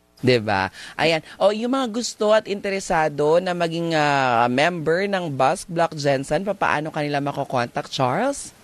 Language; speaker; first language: Filipino; native; Filipino